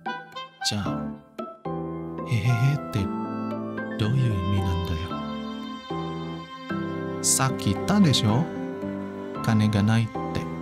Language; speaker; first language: Japanese; non-native, learner; Indonesian